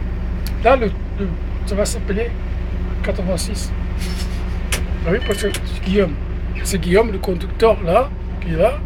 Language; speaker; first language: French; non-native, fluent; Portuguese